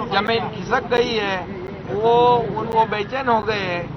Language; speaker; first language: Hindi; non-native, local second language; Marathi